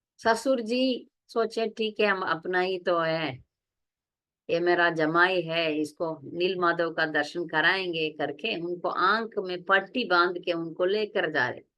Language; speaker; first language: Hindi; non-native, local second language; Tamil